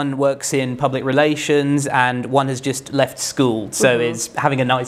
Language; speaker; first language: English; native; English